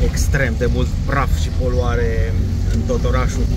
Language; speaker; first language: Romanian; native; Romanian